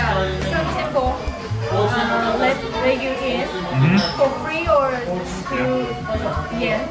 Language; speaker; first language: English; non-native, fluent; Japanese